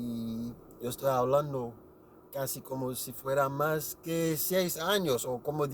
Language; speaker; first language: Spanish; non-native, learner; Haitian Creole